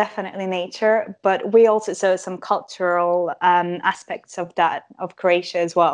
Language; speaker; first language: English; non-native, fluent; Croatian